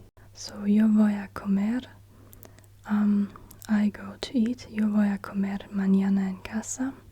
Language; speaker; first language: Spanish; non-native, learner; German